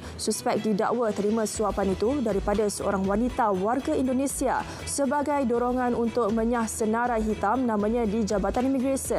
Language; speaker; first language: Malay; native; Malay